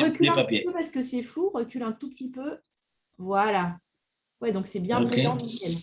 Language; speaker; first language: French; native; French